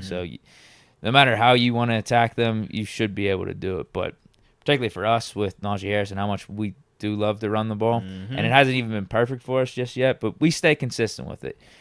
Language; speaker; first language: English; native; English